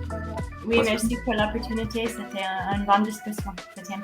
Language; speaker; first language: French; non-native, fluent; English